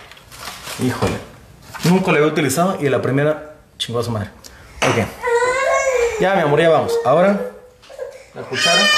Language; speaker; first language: Spanish; native; Spanish